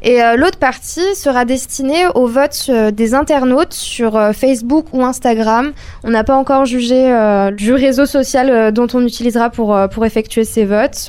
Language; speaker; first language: French; native; French